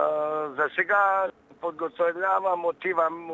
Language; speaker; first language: Bulgarian; non-native, learner; Serbian